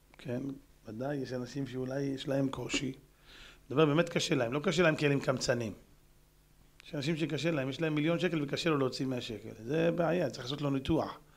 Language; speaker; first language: Hebrew; native; Hebrew